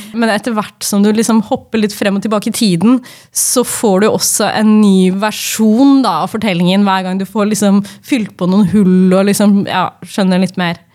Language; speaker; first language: Norwegian; native; Norwegian